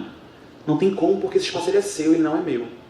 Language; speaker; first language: Portuguese; native; Portuguese